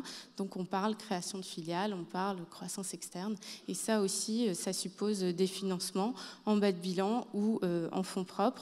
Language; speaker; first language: French; native; French